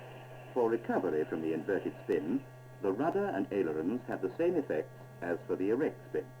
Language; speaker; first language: English; native; English